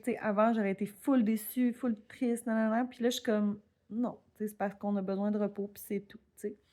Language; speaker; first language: French; native; French